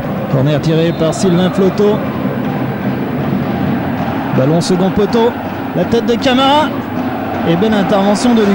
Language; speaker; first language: French; native; French